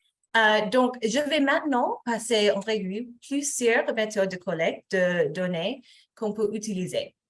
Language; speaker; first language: French; non-native, fluent; English